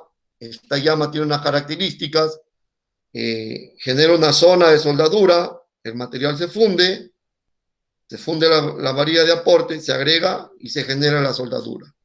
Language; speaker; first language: Spanish; native; Spanish